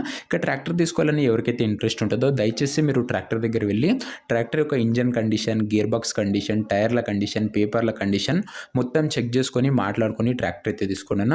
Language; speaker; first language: Telugu; native; Telugu